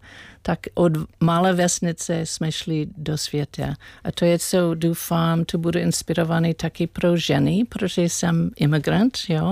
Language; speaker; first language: Czech; non-native, learner; English